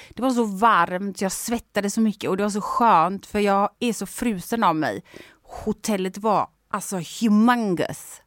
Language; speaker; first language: Swedish; native; Swedish